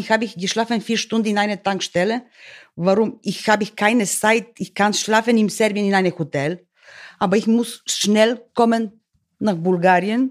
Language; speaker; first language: German; non-native, learner; Bulgarian